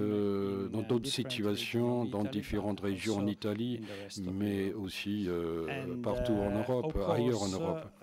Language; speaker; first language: French; non-native, fluent; Italian